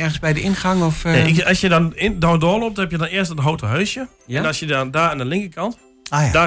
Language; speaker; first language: Dutch; native; Dutch